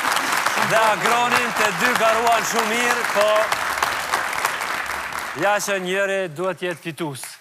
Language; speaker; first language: Albanian; native; Albanian